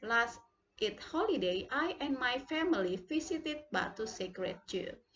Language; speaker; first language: English; non-native, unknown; Indonesian